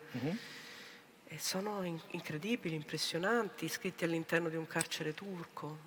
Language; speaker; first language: Italian; native; Italian